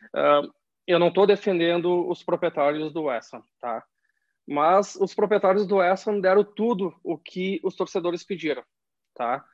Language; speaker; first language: Portuguese; native; Portuguese